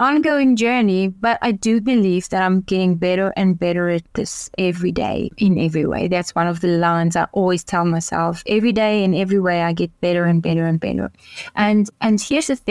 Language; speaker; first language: English; non-native, local second language; Afrikaans